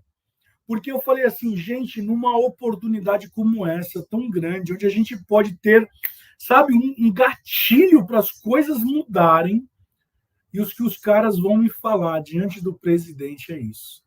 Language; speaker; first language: Portuguese; native; Portuguese